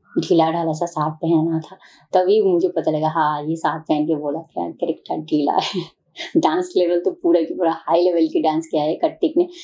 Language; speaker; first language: Hindi; non-native, learner; Bangla